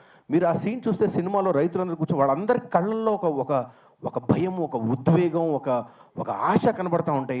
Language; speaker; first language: Telugu; native; Telugu